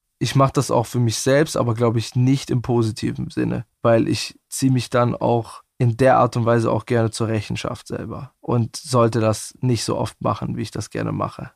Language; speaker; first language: German; native; German